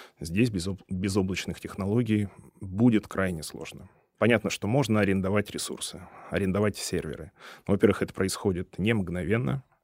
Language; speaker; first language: Russian; native; Russian